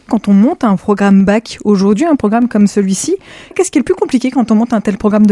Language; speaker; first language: French; native; French